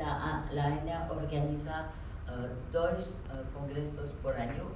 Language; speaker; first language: Spanish; non-native, learner; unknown